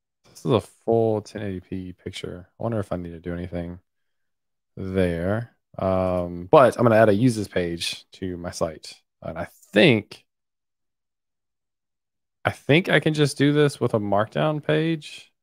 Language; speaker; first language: English; native; English